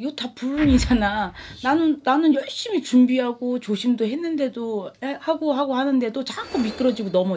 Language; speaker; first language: Korean; native; Korean